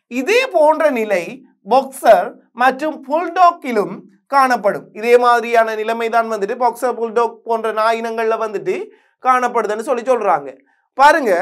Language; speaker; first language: Tamil; native; Tamil